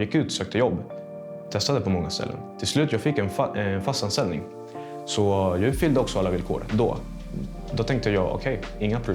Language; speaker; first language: Swedish; non-native, fluent; Spanish